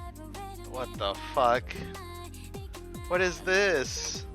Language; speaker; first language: English; native; English